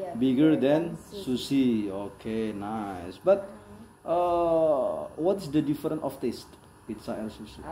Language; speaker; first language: English; non-native, learner; Indonesian